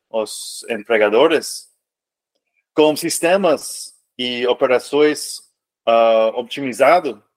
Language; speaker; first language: Portuguese; non-native, fluent; English